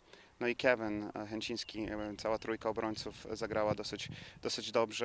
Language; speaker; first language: Polish; native; Polish